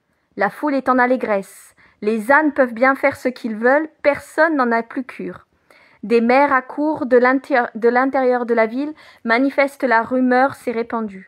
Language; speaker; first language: French; native; French